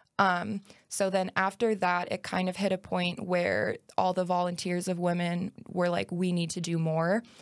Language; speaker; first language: English; native; English